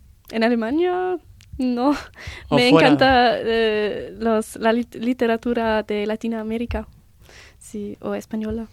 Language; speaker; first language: Spanish; non-native, learner; German